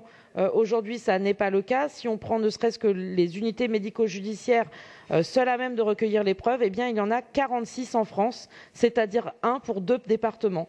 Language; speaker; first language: French; native; French